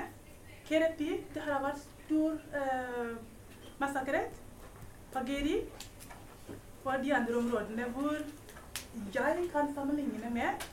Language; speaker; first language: Norwegian; non-native, fluent; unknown